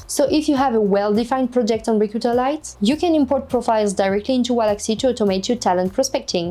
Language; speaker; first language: English; non-native, fluent; French